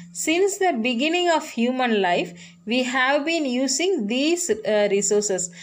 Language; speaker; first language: English; non-native, local second language; Tamil